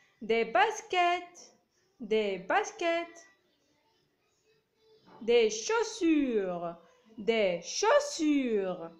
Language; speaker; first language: French; non-native, local second language; Arabic